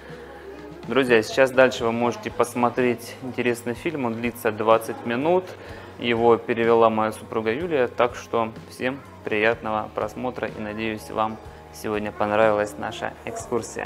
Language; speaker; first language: Russian; native; Russian